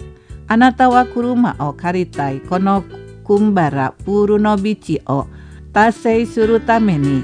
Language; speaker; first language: Japanese; non-native, fluent; Indonesian